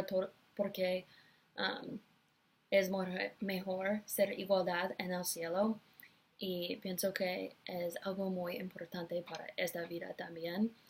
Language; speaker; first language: Spanish; non-native, learner; English